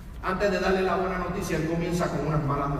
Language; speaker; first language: Spanish; native; Spanish